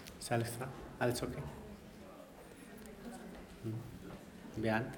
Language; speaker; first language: German; non-native, learner; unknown